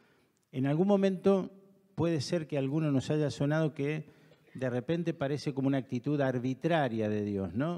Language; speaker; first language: Spanish; native; Spanish